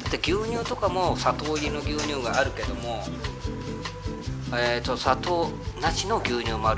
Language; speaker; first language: Japanese; native; Japanese